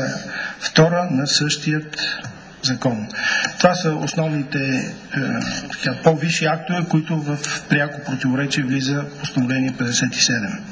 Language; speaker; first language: Bulgarian; native; Bulgarian